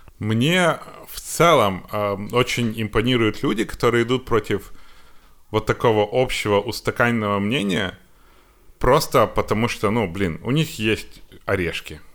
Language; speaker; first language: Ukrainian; non-native, local second language; Russian